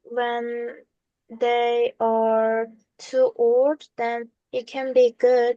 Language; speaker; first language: English; non-native, learner; Korean